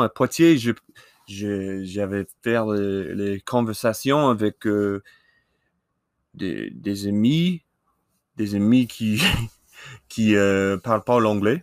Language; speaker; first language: French; non-native, learner; English